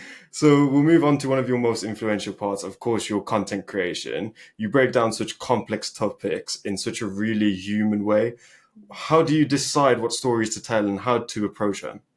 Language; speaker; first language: English; early bilingual, other home language; Albanian